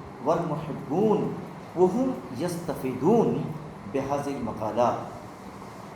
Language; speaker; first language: Arabic; non-native, fluent; Urdu